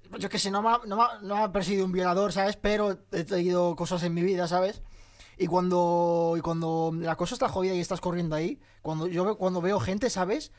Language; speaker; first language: Spanish; early bilingual, other home language; Arabic